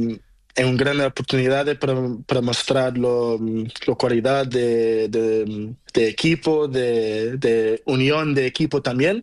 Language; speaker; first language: Spanish; non-native, learner; Portuguese